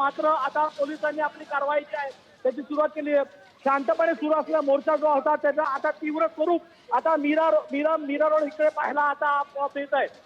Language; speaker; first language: Marathi; native; Marathi